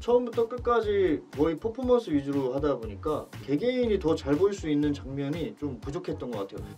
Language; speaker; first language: Korean; native; Korean